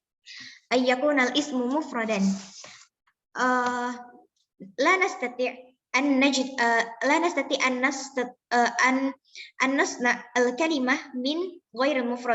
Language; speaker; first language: Arabic; non-native, learner; Indonesian